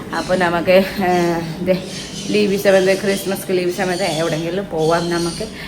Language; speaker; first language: Malayalam; non-native, learner; Nepali